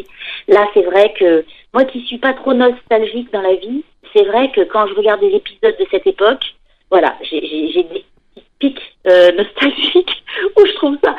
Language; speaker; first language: French; native; French